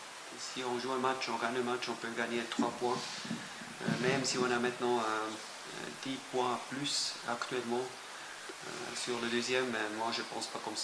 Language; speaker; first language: French; non-native, fluent; German